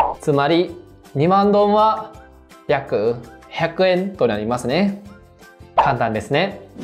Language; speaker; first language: Japanese; non-native, fluent; Vietnamese